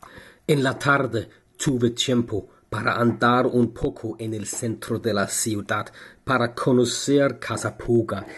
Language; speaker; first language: Spanish; non-native, learner; Danish